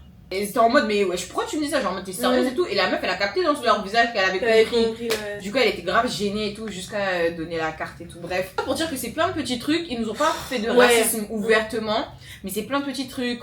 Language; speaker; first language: French; native; French